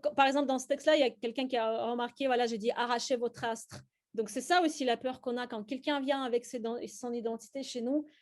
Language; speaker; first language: French; non-native, fluent; Russian